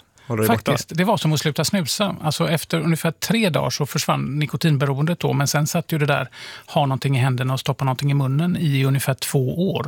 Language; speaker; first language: Swedish; native; Swedish